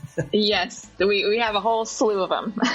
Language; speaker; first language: English; native; English